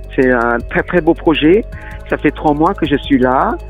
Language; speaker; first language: French; early bilingual, other home language; Lao